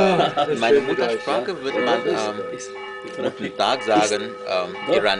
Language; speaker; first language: German; non-native, fluent; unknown